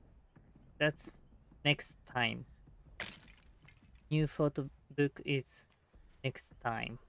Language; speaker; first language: English; non-native, learner; Japanese